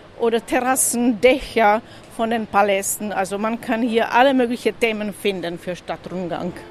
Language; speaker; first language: German; non-native, fluent; Czech